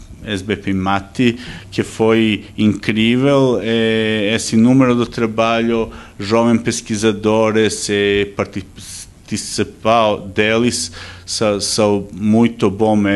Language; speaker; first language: Portuguese; non-native, fluent; Serbian